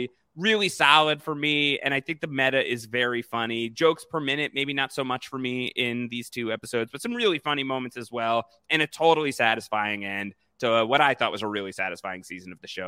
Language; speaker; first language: English; native; English